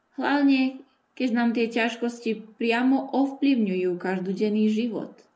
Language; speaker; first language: Slovak; early bilingual, heritage; Slovak